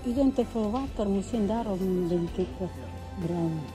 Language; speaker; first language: Dutch; non-native, learner; Indonesian